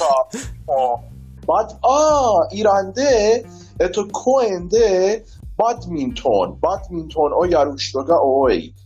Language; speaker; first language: Japanese; non-native, learner; Persian